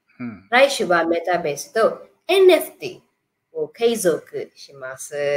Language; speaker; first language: Japanese; non-native, fluent; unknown